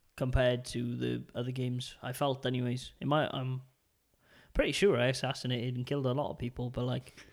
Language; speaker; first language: English; native; English